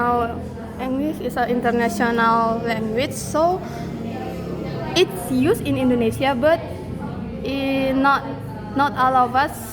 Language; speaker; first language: English; non-native, learner; Indonesian